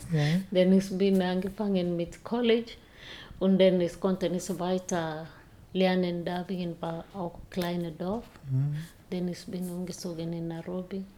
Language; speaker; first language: German; non-native, learner; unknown